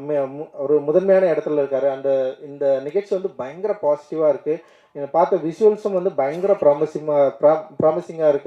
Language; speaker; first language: Tamil; native; Tamil